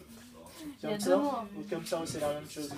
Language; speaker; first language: French; native; French